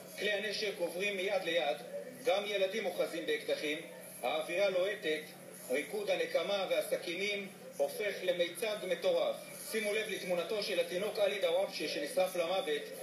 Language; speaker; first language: Hebrew; native; Hebrew